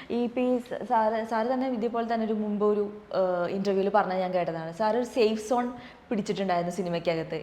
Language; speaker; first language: Malayalam; native; Malayalam